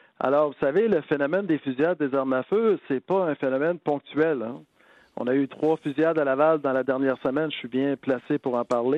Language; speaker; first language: French; native; French